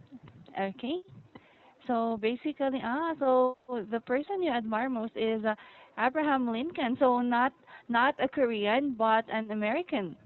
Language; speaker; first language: English; non-native, fluent; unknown